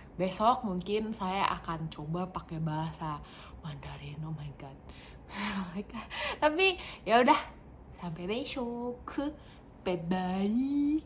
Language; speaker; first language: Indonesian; non-native, fluent; English